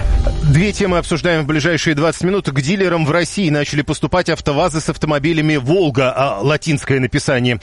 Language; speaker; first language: Russian; native; Russian